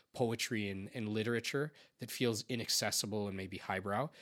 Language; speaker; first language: English; native; English